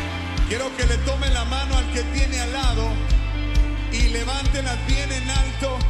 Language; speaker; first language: Spanish; native; Spanish